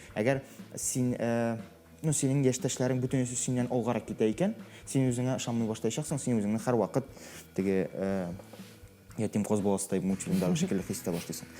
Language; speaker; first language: Tatar; non-native, local second language; Russian